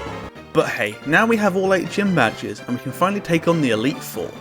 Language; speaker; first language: English; native; English